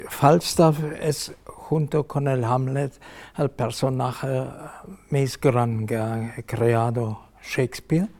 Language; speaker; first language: Spanish; non-native, fluent; German